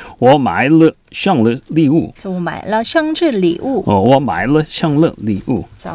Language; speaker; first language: Chinese; non-native, learner; Korean